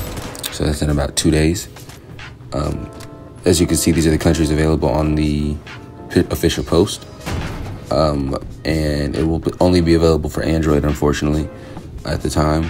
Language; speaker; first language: English; native; English